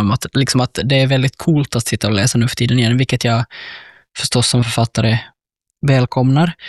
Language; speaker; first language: Swedish; native; Swedish